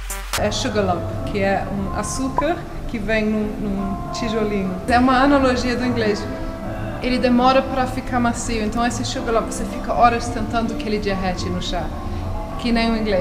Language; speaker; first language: Portuguese; early bilingual, heritage; Portuguese